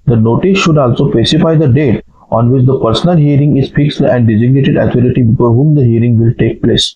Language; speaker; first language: English; non-native, local second language; Marathi